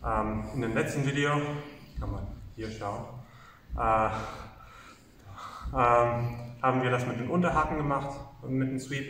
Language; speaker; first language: German; non-native, fluent; English